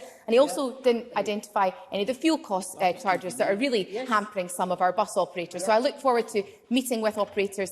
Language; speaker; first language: English; native; English